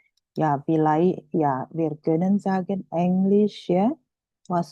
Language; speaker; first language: German; non-native, fluent; Indonesian